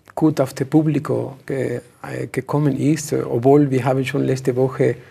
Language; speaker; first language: German; non-native, learner; Spanish